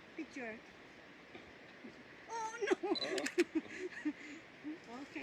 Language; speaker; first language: English; non-native, local second language; Filipino